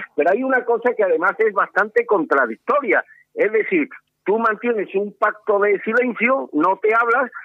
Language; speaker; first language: Spanish; native; Spanish